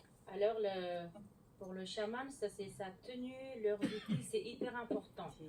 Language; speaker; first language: French; non-native, learner; Mongolian